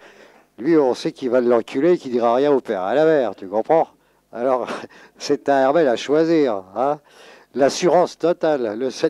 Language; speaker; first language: French; native; French